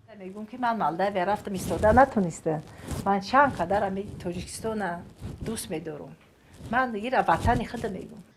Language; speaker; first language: Tajik; non-native, fluent; Romanian